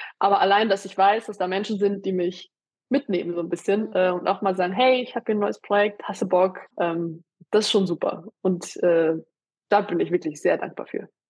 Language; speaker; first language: German; early bilingual, other home language; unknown